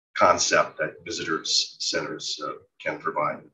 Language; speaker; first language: English; native; English